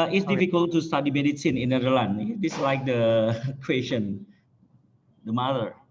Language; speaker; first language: English; non-native, learner; Indonesian